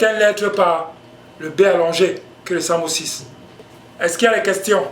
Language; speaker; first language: French; non-native, local second language; Basaa